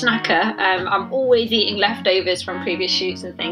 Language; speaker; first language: English; native; English